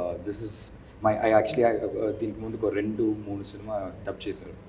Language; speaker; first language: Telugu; non-native, learner; Tamil